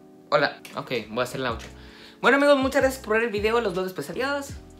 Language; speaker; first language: Spanish; native; Spanish